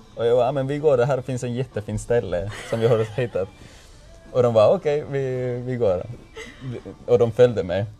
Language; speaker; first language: Swedish; non-native, fluent; Spanish